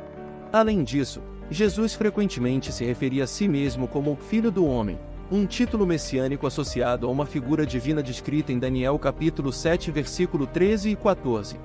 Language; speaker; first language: Portuguese; native; Portuguese